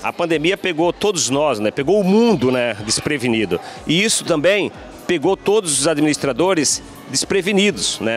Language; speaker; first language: Portuguese; native; Portuguese